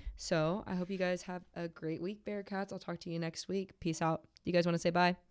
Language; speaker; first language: English; native; English